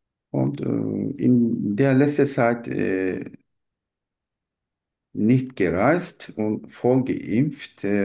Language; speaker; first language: German; non-native, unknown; Turkish